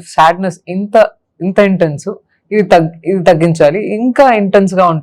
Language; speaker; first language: Telugu; non-native, learner; Tamil